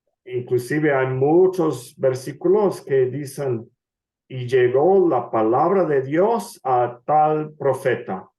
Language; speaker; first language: Spanish; non-native, fluent; English